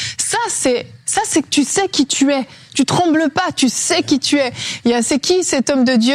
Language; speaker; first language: French; native; French